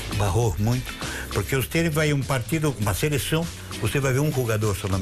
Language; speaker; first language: Spanish; non-native, fluent; Portuguese